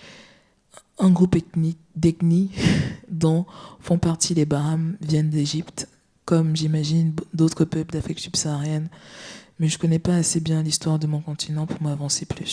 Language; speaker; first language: French; native; French